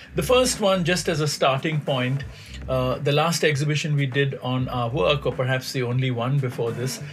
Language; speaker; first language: English; non-native, local second language; Hindi